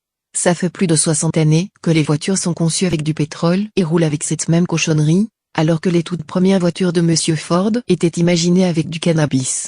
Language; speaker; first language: French; native; French